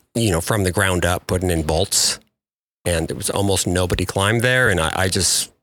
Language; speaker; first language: English; native; English